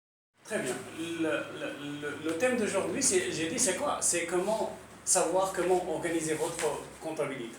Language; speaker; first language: French; non-native, local second language; Arabic